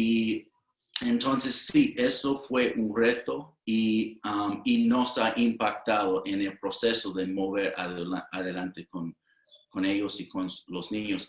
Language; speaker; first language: Spanish; non-native, fluent; English